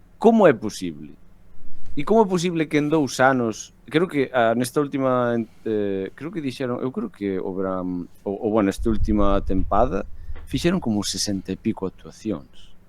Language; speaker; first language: Galician; non-native, local second language; Spanish